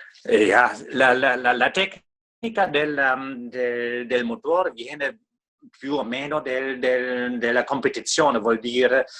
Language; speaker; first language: Italian; non-native, fluent; German